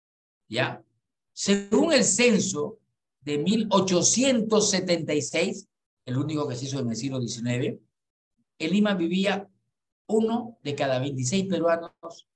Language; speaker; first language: Spanish; native; Spanish